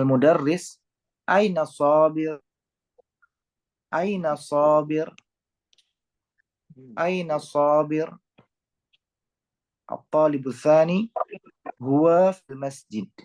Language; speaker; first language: Arabic; non-native, fluent; Indonesian